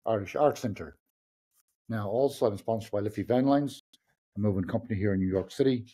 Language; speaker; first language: English; non-native, local second language; Irish